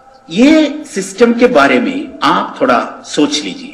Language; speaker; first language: Hindi; non-native, fluent; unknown